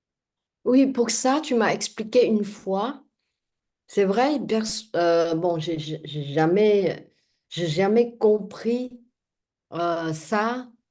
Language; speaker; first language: French; non-native, fluent; Chinese